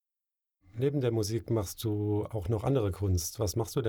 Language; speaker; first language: German; native; German